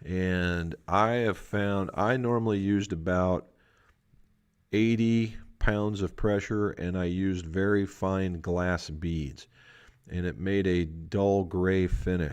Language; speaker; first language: English; native; English